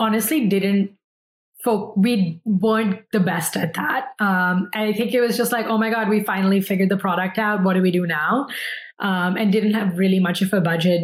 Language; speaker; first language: English; non-native, local second language; Hindi